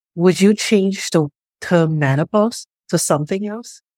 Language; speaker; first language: English; non-native, local second language; Chinese